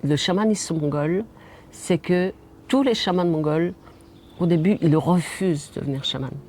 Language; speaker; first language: French; non-native, fluent; Mongolian